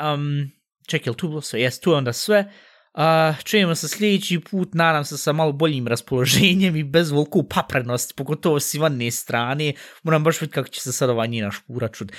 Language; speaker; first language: Bosnian; native; Bosnian